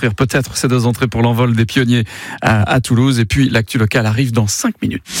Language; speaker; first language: French; native; French